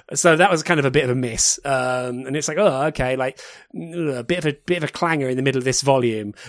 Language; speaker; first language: English; native; English